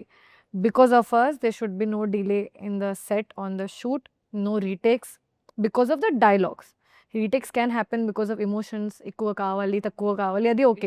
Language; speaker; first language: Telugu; non-native, fluent; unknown